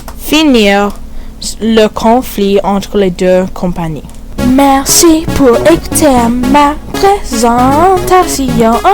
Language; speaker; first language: French; non-native, learner; English